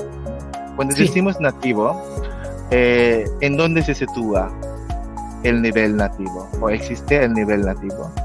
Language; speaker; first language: Spanish; non-native, fluent; Filipino